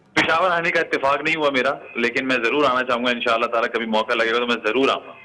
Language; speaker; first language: Urdu; native; Urdu